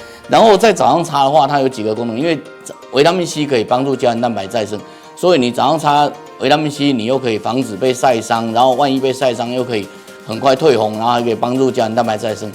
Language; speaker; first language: Chinese; native; Chinese